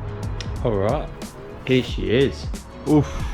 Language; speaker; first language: English; native; English